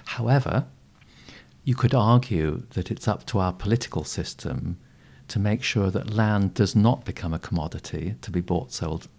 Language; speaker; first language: English; native; English